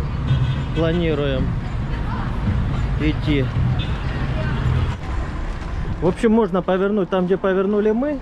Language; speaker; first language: Russian; native; Russian